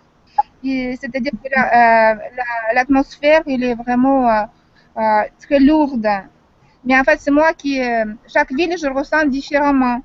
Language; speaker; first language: French; non-native, fluent; Russian